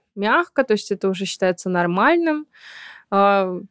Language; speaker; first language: Russian; native; Russian